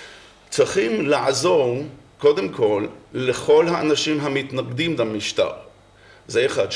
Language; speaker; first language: Hebrew; non-native, fluent; English